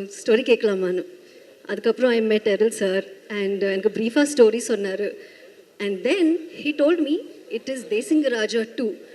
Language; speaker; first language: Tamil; non-native, learner; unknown